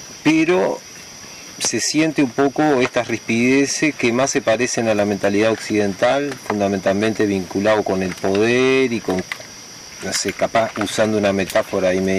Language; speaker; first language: Spanish; native; Spanish